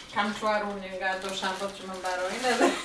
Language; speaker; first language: Albanian; native; Albanian